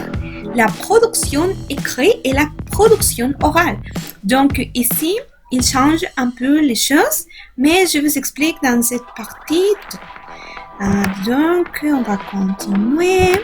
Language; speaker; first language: French; non-native, learner; Spanish